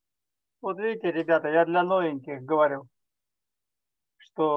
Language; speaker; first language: Russian; native; Russian